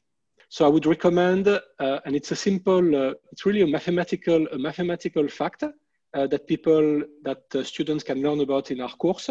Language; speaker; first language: English; non-native, fluent; French